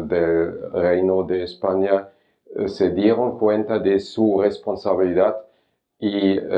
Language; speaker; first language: Spanish; non-native, fluent; German